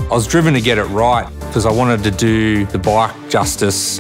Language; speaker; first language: English; native; English